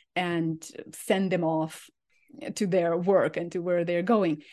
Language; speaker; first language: English; non-native, fluent; Ukrainian